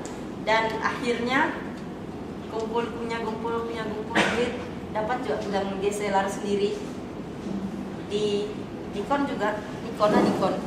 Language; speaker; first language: Malay; native; Malay